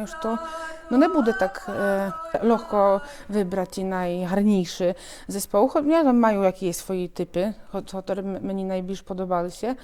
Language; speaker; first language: Polish; non-native, local second language; Ukrainian